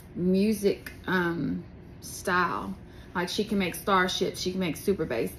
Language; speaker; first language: English; native; English